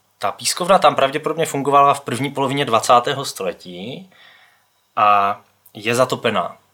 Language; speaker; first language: Czech; native; Czech